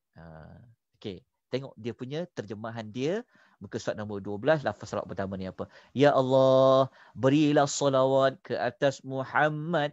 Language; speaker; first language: Malay; native; Malay